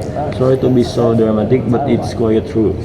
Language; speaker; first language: English; non-native, learner; Indonesian